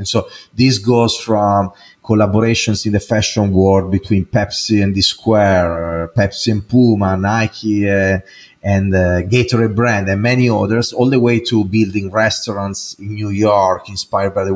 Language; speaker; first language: English; non-native, fluent; Italian